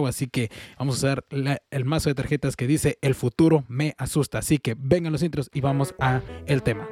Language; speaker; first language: Spanish; early bilingual, heritage; Spanish